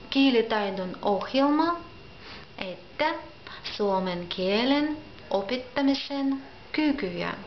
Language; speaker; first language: Finnish; non-native, fluent; Russian